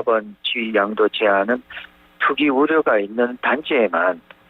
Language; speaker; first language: Korean; native; Korean